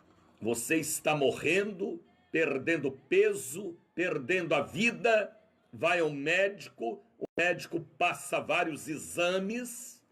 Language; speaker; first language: Portuguese; native; Portuguese